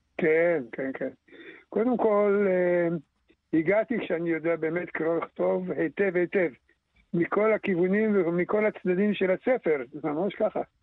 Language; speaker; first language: Hebrew; early bilingual, other home language; Arabic